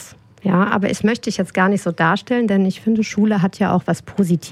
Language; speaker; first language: German; native; German